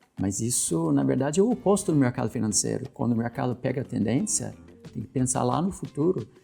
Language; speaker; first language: Portuguese; non-native, fluent; English